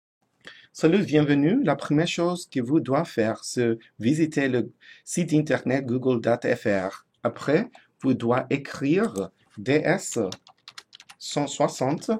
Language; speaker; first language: French; non-native, fluent; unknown